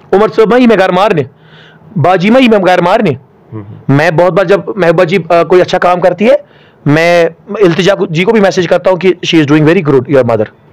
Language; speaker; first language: Urdu; non-native, local second language; Kashmiri